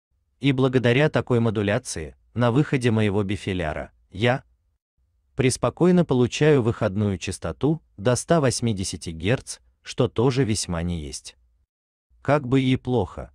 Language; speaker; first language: Russian; native; Russian